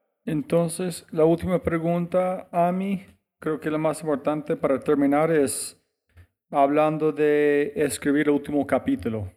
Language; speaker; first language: Spanish; non-native, fluent; English